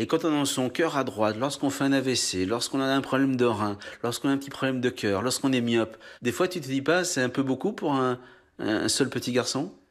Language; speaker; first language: French; native; French